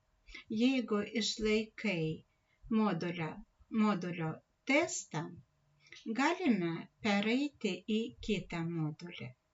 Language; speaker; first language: Lithuanian; non-native, learner; Russian